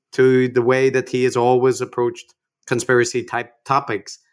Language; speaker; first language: English; native; English